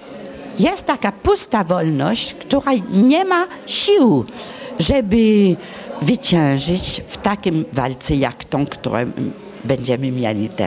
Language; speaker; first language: Polish; early bilingual, heritage; Polish